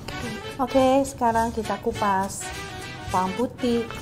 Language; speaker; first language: Indonesian; non-native, fluent; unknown